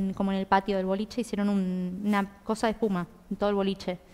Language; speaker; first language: Spanish; native; Spanish